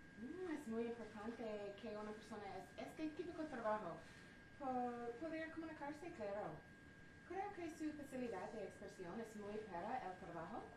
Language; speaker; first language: Spanish; non-native, learner; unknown